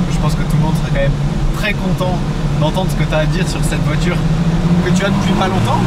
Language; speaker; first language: French; native; French